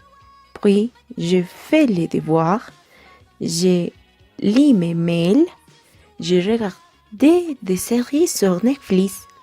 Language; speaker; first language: French; non-native, learner; Spanish